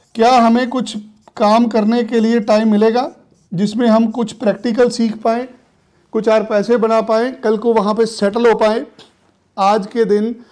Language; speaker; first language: Hindi; non-native, local second language; Punjabi